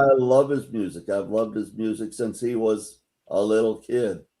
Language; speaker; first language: English; native; English